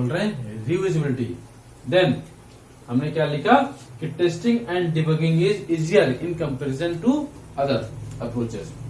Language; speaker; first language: Hindi; native; Hindi